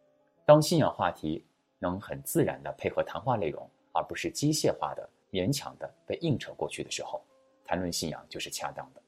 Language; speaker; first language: Chinese; native; Chinese